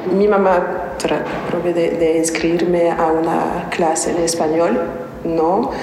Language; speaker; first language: Spanish; non-native, learner; French